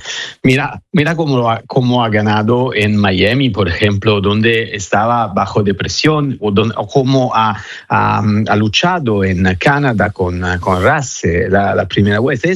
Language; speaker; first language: Spanish; non-native, fluent; Italian